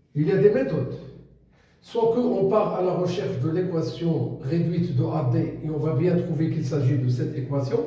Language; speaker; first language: French; non-native, local second language; Arabic